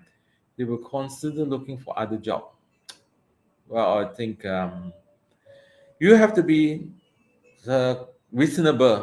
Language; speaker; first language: English; non-native, local second language; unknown